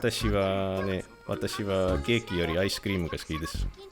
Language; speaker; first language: Japanese; non-native, learner; Estonian